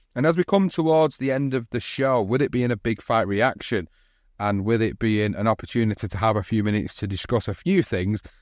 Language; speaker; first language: English; native; English